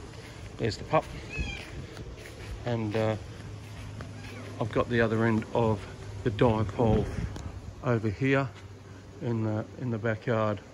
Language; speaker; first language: English; native; English